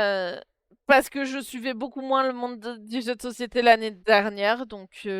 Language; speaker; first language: French; native; French